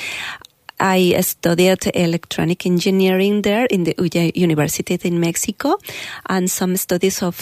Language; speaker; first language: English; non-native, learner; Spanish